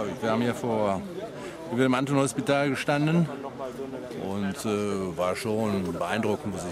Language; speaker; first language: German; native; German